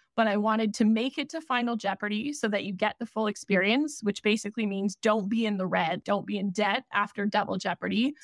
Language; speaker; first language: English; native; English